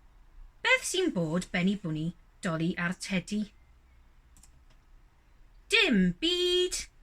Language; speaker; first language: Welsh; non-native, local second language; English